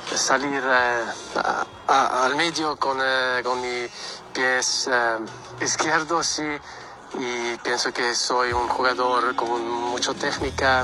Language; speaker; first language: Spanish; early bilingual, heritage; Spanish